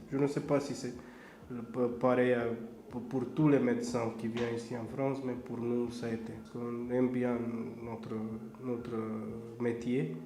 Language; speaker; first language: French; non-native, fluent; Romanian